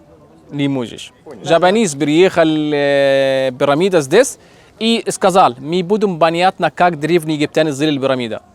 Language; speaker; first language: Russian; non-native, learner; Arabic